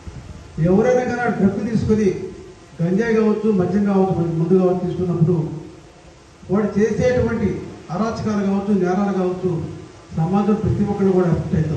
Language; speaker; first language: Telugu; native; Telugu